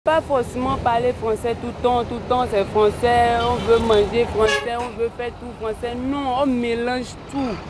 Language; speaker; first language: French; non-native, local second language; Yoruba